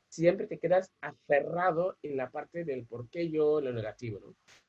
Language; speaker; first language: Spanish; non-native, fluent; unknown